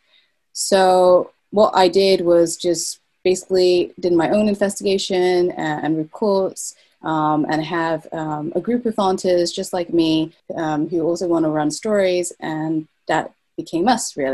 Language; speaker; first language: English; native; English